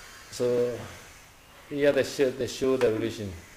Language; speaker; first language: English; non-native, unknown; Burmese